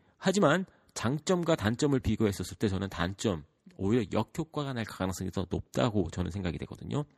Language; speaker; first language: Korean; early bilingual, heritage; Korean